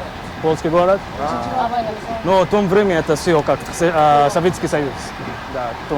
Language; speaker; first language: Russian; non-native, learner; English